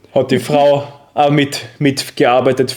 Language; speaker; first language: German; native; German